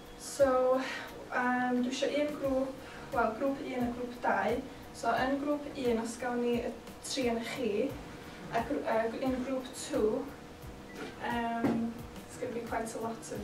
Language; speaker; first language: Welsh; native; Welsh